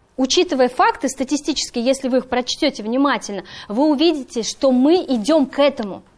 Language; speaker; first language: Russian; native; Russian